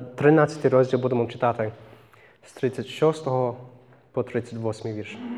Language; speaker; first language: Ukrainian; non-native, fluent; English